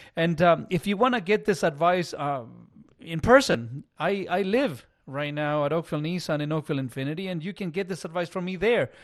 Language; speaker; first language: English; non-native, fluent; Spanish